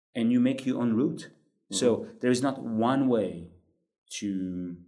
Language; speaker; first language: English; non-native, fluent; French